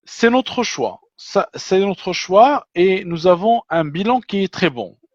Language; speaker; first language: French; non-native, local second language; Arabic